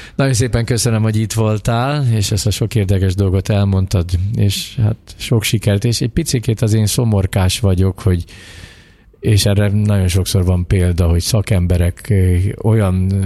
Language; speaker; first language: Hungarian; native; Hungarian